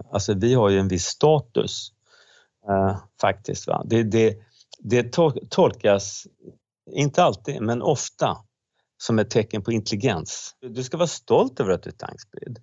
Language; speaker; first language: Swedish; native; Swedish